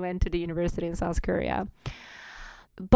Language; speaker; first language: English; non-native, fluent; Korean